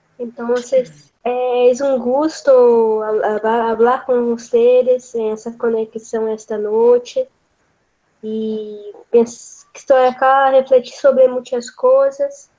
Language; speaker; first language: Portuguese; non-native, fluent; Spanish